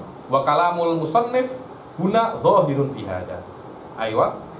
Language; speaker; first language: Arabic; non-native, fluent; Indonesian